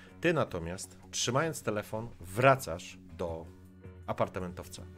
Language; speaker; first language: Polish; native; Polish